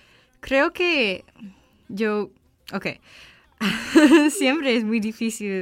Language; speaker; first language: Spanish; non-native, learner; English